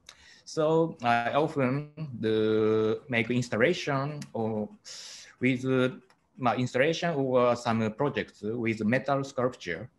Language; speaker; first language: English; non-native, learner; Japanese